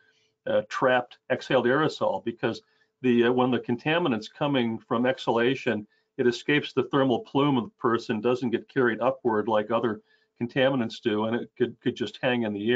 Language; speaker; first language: English; native; English